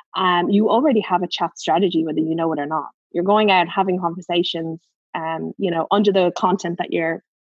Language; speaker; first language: English; native; English